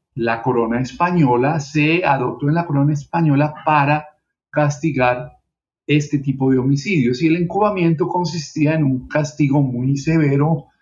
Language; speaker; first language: Spanish; native; Spanish